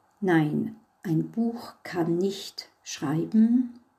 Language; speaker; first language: German; non-native, fluent; English